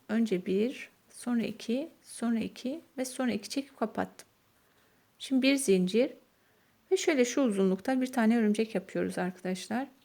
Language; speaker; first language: Turkish; native; Turkish